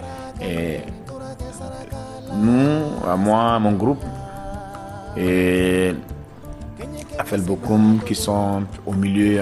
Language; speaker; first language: French; non-native, local second language; Bambara